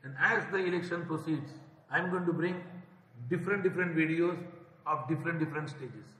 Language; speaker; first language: English; non-native, local second language; Marathi